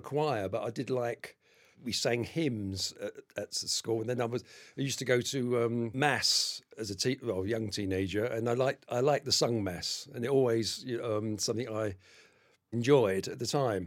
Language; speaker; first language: English; native; English